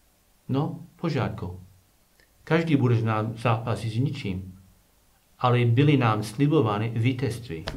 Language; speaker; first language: Czech; non-native, learner; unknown